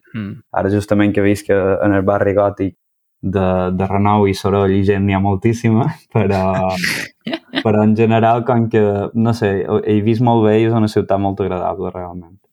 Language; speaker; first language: Catalan; native; Catalan